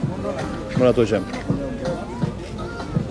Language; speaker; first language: Turkish; native; Turkish